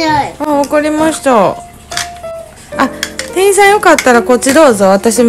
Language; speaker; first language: Japanese; native; Japanese